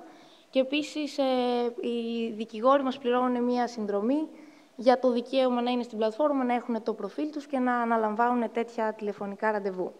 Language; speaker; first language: Greek; native; Greek